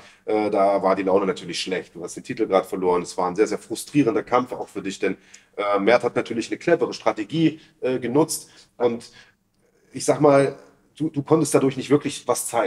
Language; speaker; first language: German; native; German